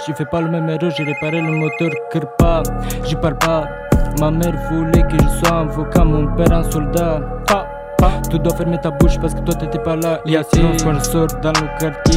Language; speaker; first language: French; non-native, learner; Romanian